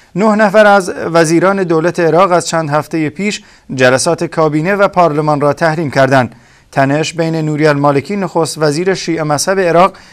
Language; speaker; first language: Persian; non-native, local second language; Kurdish